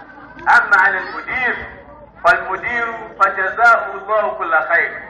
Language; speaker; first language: Arabic; non-native, fluent; Yoruba